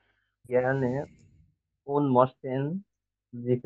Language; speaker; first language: German; non-native, learner; Bangla